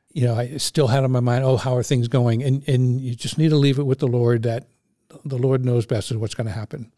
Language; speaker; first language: English; native; English